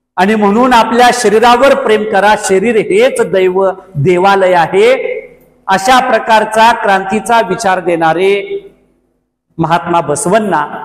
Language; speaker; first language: Marathi; native; Marathi